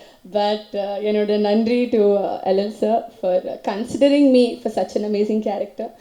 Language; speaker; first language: Tamil; non-native, local second language; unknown